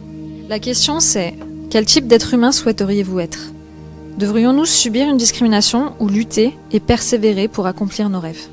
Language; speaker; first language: French; native; French